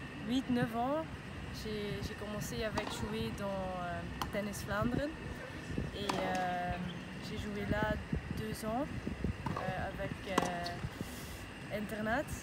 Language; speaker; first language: French; non-native, learner; Dutch